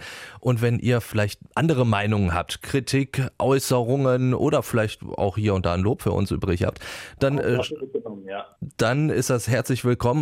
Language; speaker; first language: German; native; German